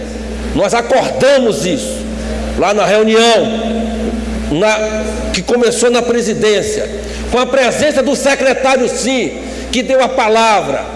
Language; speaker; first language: Portuguese; native; Portuguese